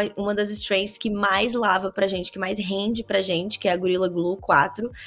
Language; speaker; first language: Portuguese; native; Portuguese